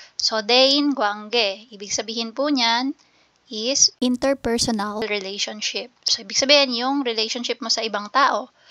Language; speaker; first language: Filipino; native; Filipino